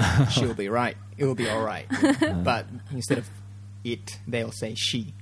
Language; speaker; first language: English; non-native, fluent; Japanese